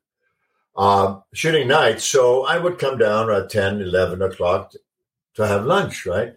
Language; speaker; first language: English; non-native, fluent; Swedish